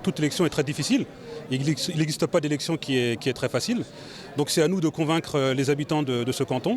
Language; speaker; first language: French; native; French